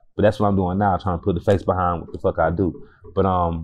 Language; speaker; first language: English; native; English